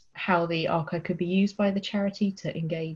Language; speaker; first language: English; native; English